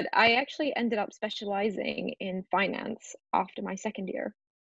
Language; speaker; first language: English; early bilingual, other home language; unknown